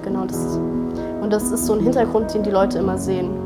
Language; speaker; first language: German; early bilingual, other home language; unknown